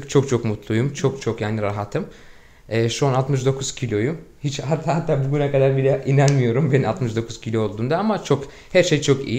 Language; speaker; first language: Turkish; non-native, fluent; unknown